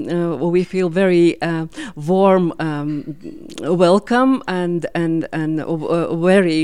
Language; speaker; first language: English; non-native, fluent; Latvian